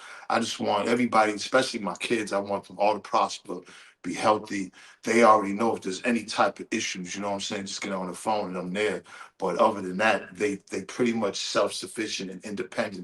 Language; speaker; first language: English; native; English